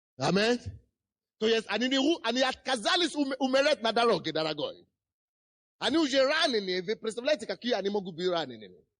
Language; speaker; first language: Russian; non-native, fluent; Yoruba